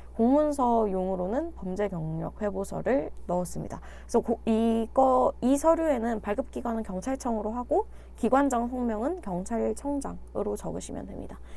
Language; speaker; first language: Korean; native; Korean